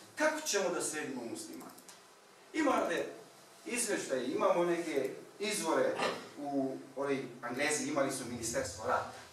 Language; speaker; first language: Bosnian; non-native, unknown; Turkish